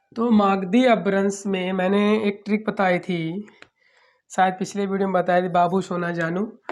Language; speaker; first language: Hindi; native; Hindi